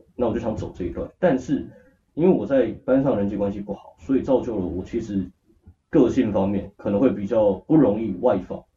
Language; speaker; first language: Chinese; native; Chinese